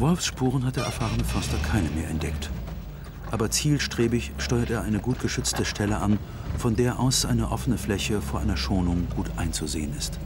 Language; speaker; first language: German; native; German